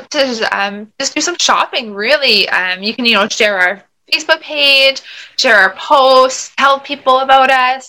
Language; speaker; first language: English; native; English